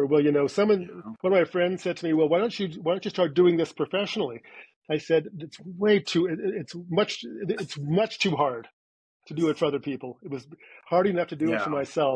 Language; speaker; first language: English; native; English